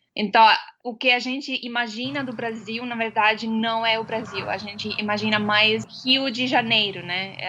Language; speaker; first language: Portuguese; non-native, fluent; Estonian